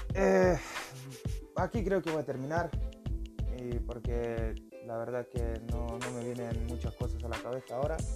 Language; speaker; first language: Spanish; non-native, fluent; Lithuanian